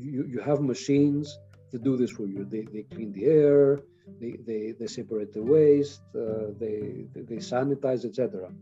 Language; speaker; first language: English; non-native, fluent; Greek